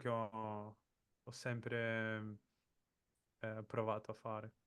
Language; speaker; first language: Italian; non-native, fluent; Portuguese